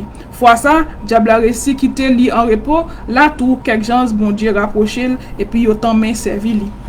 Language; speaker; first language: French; non-native, local second language; Haitian Creole